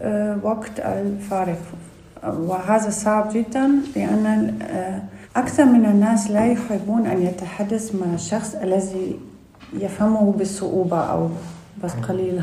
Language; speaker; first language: Arabic; non-native, learner; Russian